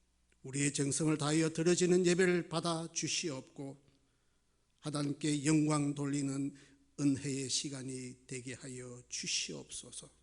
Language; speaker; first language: Korean; native; Korean